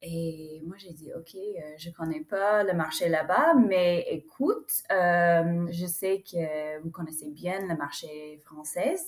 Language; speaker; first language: French; non-native, fluent; English